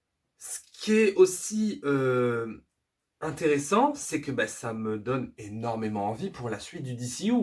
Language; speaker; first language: French; native; French